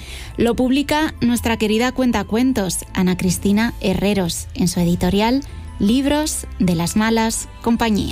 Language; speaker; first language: Spanish; native; Spanish